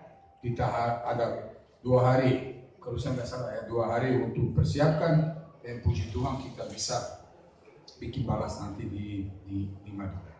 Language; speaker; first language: Indonesian; non-native, fluent; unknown